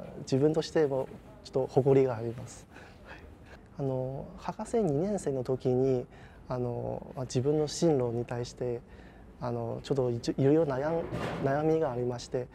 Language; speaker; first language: Japanese; non-native, fluent; Chinese